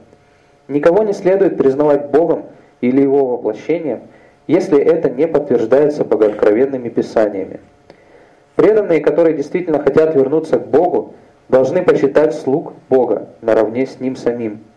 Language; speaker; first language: Russian; native; Russian